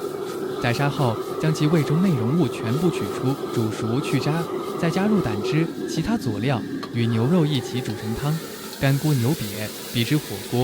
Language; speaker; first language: Chinese; native; Chinese